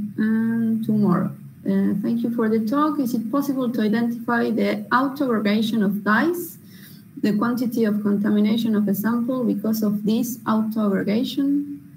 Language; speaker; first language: English; non-native, fluent; Spanish